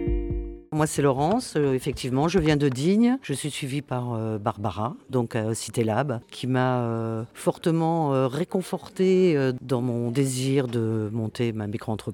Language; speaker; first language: French; native; French